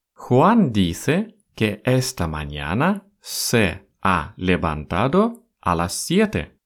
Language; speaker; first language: Spanish; non-native, fluent; Russian